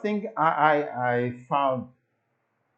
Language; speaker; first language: English; non-native, learner; Portuguese